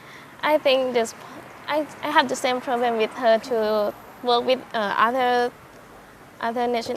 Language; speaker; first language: English; non-native, learner; Thai